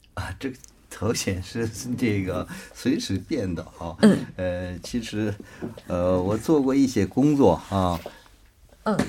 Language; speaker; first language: Chinese; non-native, fluent; Korean